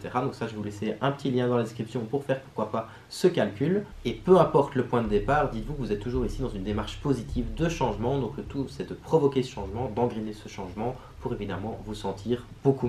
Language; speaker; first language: French; native; French